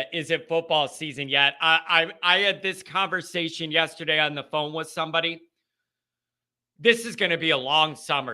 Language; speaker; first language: English; native; English